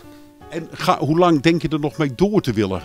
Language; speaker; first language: Dutch; native; Dutch